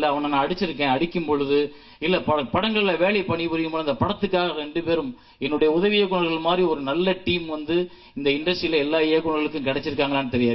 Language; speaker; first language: Tamil; native; Tamil